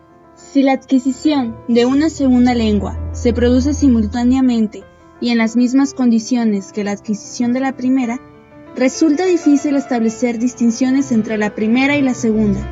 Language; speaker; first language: Spanish; native; Spanish